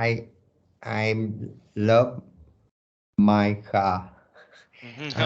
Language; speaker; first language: English; non-native, learner; Vietnamese